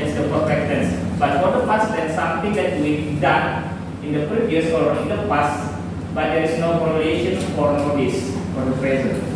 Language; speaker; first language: English; non-native, fluent; Indonesian